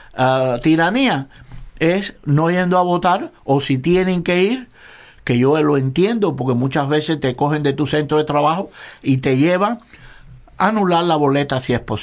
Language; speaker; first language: Spanish; native; Spanish